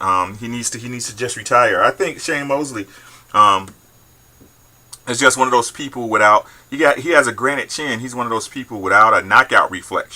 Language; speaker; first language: English; native; English